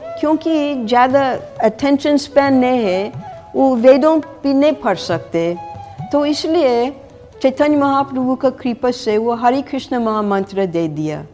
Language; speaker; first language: Hindi; non-native, fluent; English